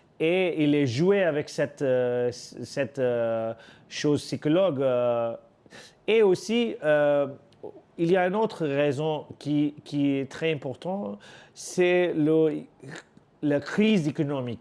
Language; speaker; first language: French; non-native, learner; Urdu